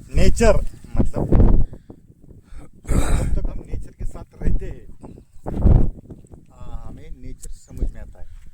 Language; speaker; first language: Hindi; non-native, local second language; Marathi